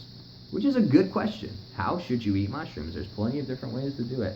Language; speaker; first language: English; native; English